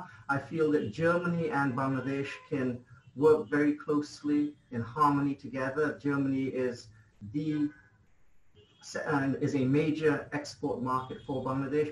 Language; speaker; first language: English; non-native, local second language; Bangla